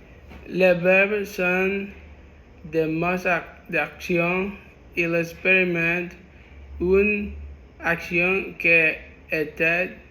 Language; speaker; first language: French; non-native, learner; Spanish